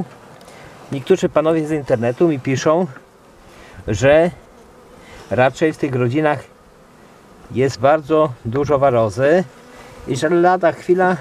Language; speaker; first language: Polish; native; Polish